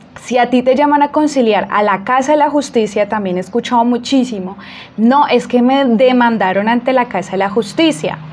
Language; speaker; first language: Spanish; native; Spanish